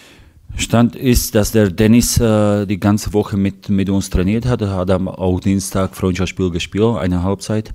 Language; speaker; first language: German; non-native, fluent; Hungarian